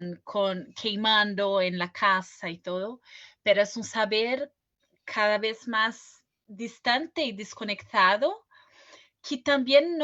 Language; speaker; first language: Spanish; non-native, fluent; Portuguese